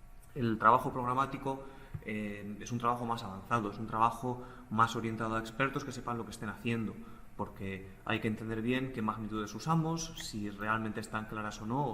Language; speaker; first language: Spanish; native; Spanish